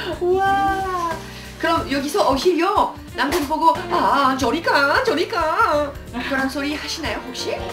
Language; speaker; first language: Korean; non-native, fluent; French